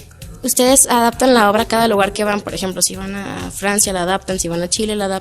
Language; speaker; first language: Spanish; native; Spanish